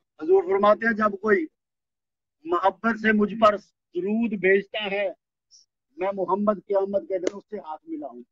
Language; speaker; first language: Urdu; non-native, local second language; Punjabi